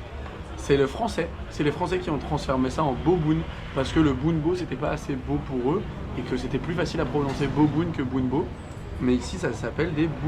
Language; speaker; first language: French; native; French